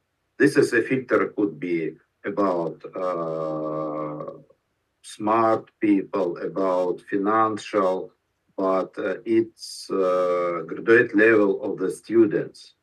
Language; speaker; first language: English; non-native, learner; Russian